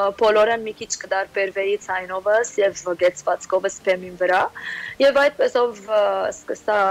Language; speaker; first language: Armenian; early bilingual, heritage; Armenian